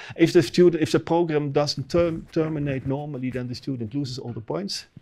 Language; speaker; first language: English; non-native, fluent; Dutch